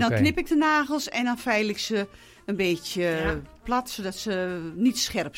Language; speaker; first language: Dutch; native; Dutch